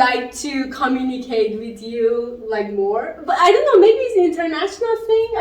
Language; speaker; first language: English; non-native, local second language; Persian